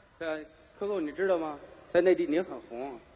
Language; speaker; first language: Chinese; native; Chinese